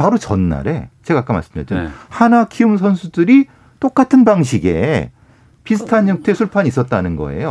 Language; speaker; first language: Korean; native; Korean